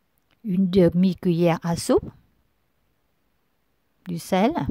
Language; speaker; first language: French; non-native, learner; Vietnamese